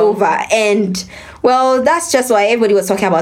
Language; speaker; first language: English; non-native, local second language; Akan